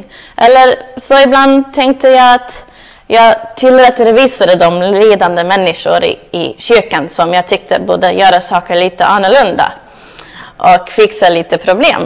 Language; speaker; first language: Swedish; non-native, fluent; English